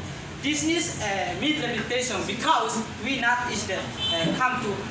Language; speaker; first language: English; non-native, learner; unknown